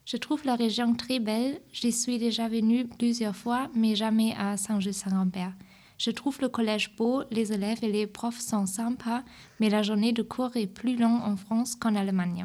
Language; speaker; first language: French; non-native, fluent; German